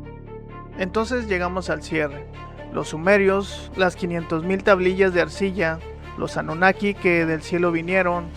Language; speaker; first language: Spanish; native; Spanish